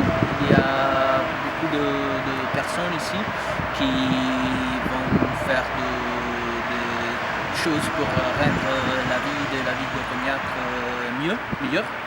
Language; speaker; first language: French; non-native, fluent; Italian